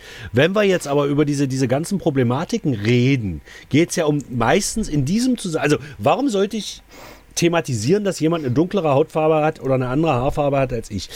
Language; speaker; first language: German; native; German